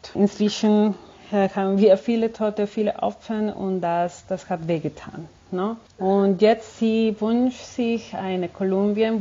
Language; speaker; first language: German; non-native, fluent; Spanish